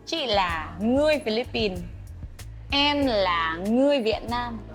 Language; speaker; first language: Vietnamese; non-native, learner; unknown